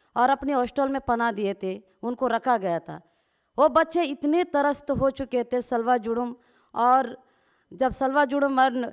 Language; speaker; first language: Hindi; non-native, local second language; Gondi